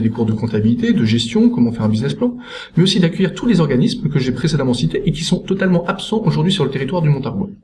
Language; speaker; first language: French; native; French